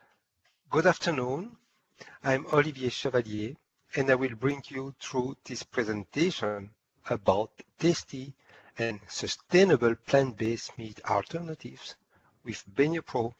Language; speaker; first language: English; non-native, fluent; French